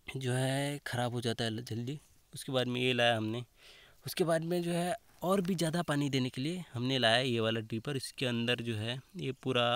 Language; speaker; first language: Hindi; non-native, local second language; Marathi